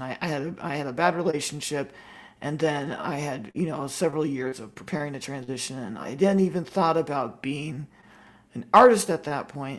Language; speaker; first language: English; native; English